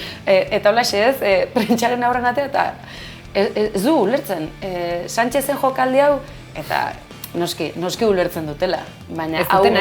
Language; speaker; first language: Basque; native; Basque